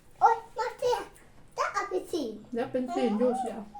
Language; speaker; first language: Swedish; non-native, learner; Thai